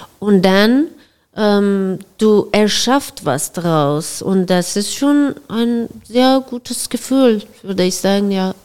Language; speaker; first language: German; non-native, fluent; Persian